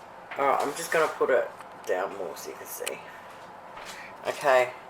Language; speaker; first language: English; native; English